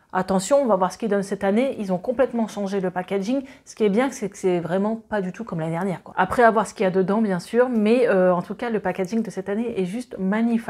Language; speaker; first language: French; native; French